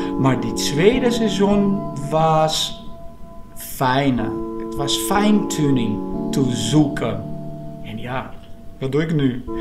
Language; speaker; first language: Dutch; non-native, fluent; Portuguese